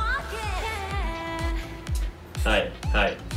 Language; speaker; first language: Japanese; native; Japanese